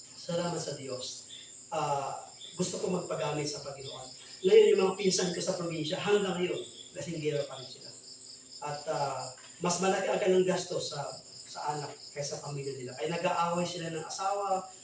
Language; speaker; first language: Filipino; non-native, local second language; Masbatenyo